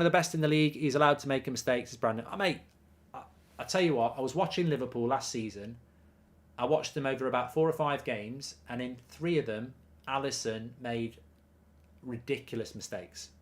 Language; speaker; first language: English; native; English